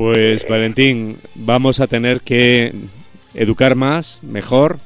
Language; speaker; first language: Spanish; native; Spanish